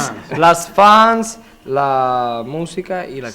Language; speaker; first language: Spanish; non-native, learner; Italian